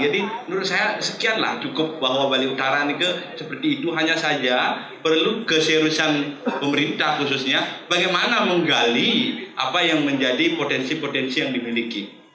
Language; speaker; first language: Indonesian; non-native, local second language; Balinese